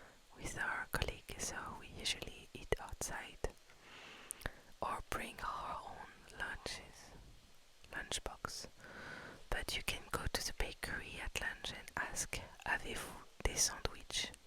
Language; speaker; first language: English; non-native, fluent; French